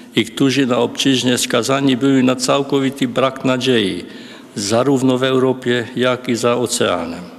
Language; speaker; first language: Polish; non-native, fluent; Hungarian